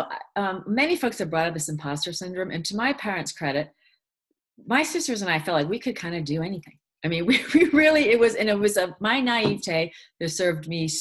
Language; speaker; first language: English; early bilingual, other home language; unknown